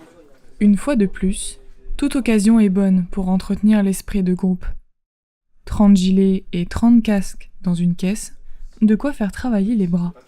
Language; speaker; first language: French; native; French